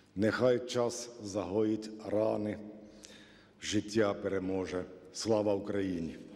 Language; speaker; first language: Ukrainian; non-native, fluent; Finnish